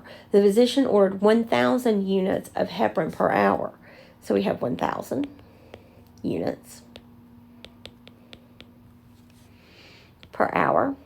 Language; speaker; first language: English; native; English